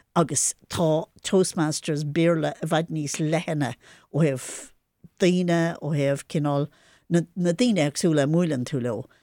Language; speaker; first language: Irish; non-native, local second language; English